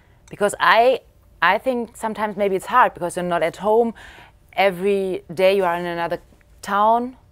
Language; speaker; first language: English; non-native, fluent; German